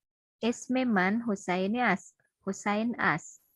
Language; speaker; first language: Persian; non-native, learner; Indonesian